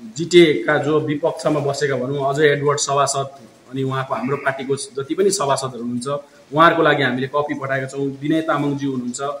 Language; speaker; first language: Nepali; native; Nepali